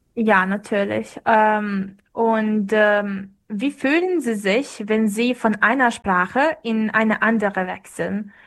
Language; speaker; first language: German; non-native, fluent; Serbian